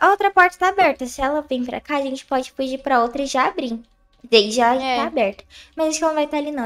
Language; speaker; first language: Portuguese; native; Portuguese